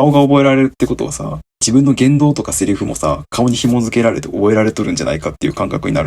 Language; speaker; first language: Japanese; native; Japanese